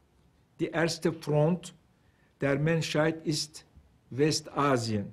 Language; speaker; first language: German; non-native, fluent; Turkish